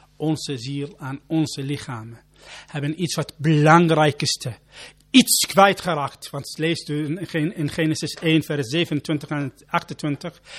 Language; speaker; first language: Dutch; non-native, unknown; Arabic